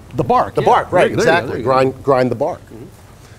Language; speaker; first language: English; native; English